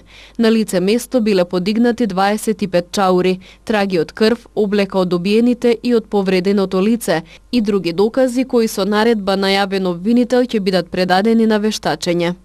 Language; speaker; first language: Macedonian; native; Macedonian